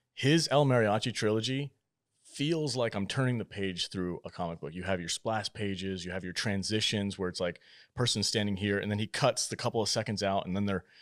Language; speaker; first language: English; native; English